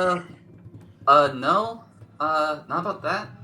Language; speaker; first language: English; native; English